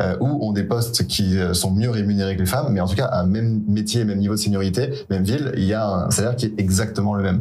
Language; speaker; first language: French; native; French